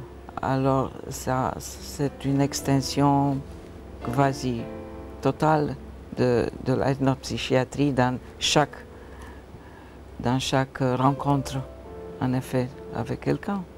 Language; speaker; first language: French; non-native, fluent; Romanian